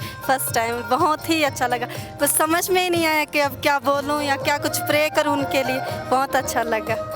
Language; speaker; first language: Hindi; non-native, local second language; Ladakhi